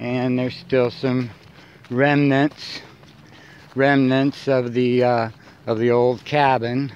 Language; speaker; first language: English; native; English